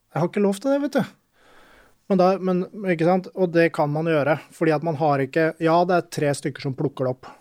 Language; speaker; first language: Norwegian; native; Norwegian